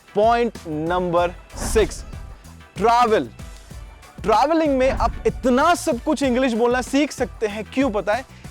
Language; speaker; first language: Hindi; non-native, local second language; Gujarati